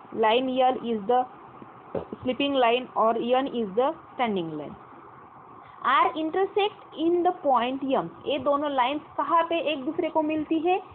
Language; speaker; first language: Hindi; non-native, local second language; Marathi